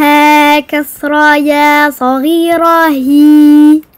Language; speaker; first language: Arabic; non-native, learner; French